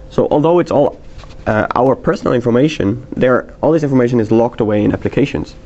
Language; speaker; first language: English; non-native, fluent; Dutch